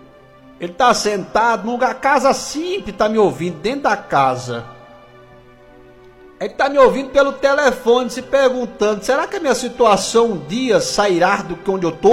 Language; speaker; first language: Portuguese; native; Portuguese